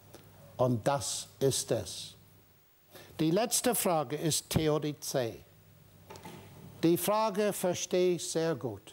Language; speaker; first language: German; non-native, fluent; English